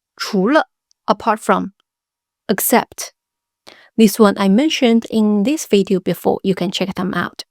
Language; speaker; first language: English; non-native, fluent; Chinese